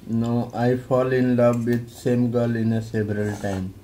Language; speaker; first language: English; non-native, local second language; Hindi